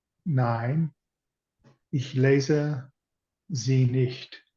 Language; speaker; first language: German; non-native, learner; English